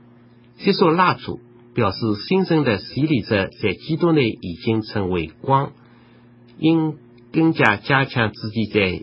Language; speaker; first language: Chinese; native; Chinese